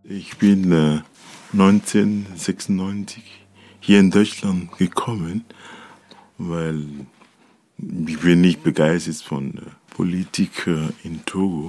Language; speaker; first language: German; non-native, learner; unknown